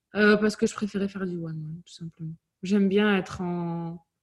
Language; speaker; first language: French; native; French